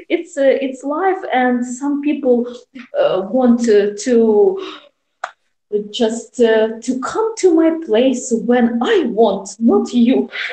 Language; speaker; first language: English; non-native, learner; Russian